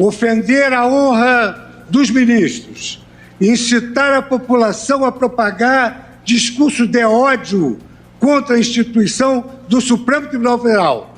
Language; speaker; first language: Portuguese; native; Portuguese